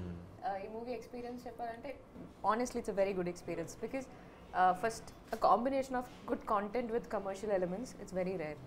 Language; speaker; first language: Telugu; non-native, learner; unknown